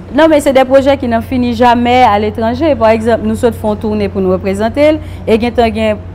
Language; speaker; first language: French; non-native, local second language; Haitian Creole